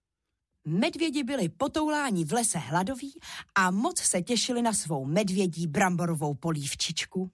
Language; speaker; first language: Czech; native; Czech